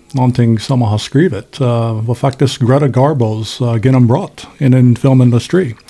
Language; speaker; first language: Swedish; non-native, learner; English